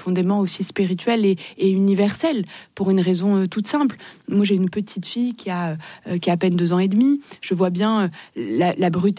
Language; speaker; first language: French; native; French